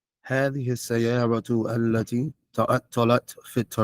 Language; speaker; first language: Arabic; non-native, learner; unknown